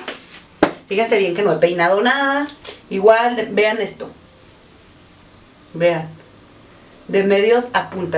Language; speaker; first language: Spanish; native; Spanish